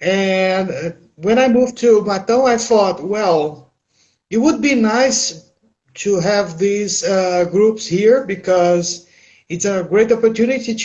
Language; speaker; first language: English; non-native, fluent; Portuguese